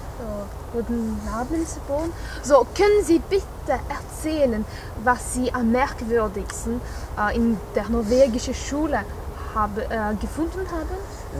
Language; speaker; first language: German; non-native, learner; Norwegian